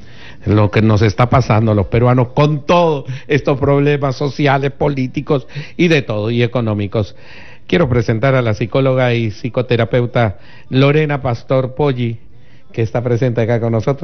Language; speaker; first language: Spanish; native; Spanish